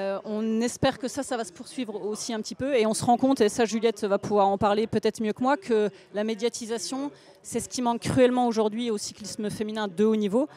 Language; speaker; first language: French; native; French